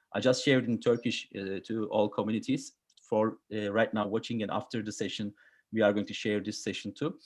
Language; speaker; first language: English; non-native, learner; Turkish